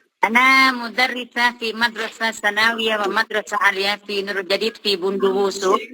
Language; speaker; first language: Arabic; non-native, learner; Indonesian